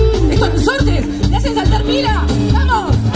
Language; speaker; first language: Spanish; native; Spanish